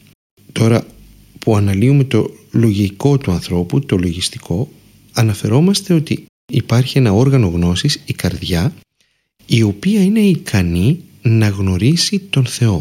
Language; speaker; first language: Greek; native; Greek